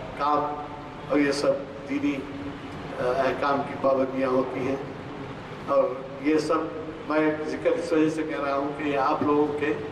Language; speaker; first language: Urdu; native; Urdu